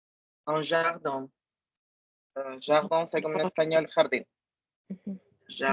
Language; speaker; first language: French; non-native, fluent; Spanish